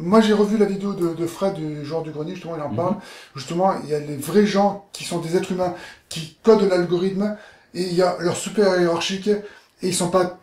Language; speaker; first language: French; native; French